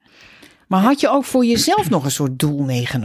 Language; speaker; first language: Dutch; native; Dutch